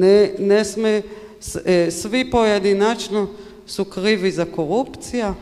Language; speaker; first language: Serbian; non-native, learner; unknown